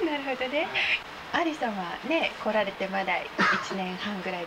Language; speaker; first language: Japanese; native; Japanese